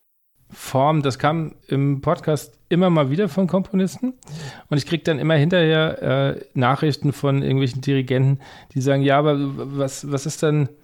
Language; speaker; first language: German; native; German